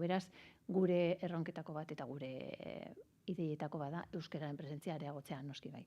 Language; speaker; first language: Basque; native; Basque